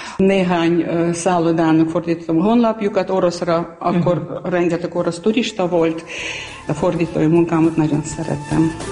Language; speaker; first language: Hungarian; non-native, fluent; Armenian